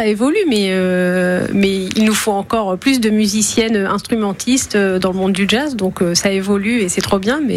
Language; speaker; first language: French; native; French